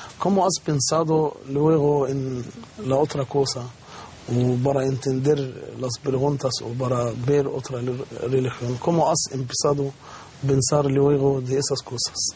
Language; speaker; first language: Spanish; non-native, learner; Arabic